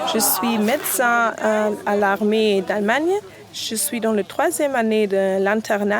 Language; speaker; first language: French; non-native, fluent; German